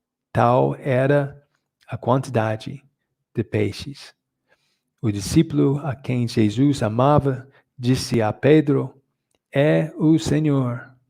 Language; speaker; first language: Portuguese; non-native, fluent; English